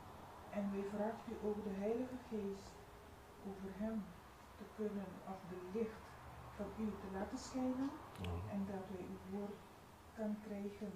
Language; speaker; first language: Dutch; non-native, local second language; Papiamento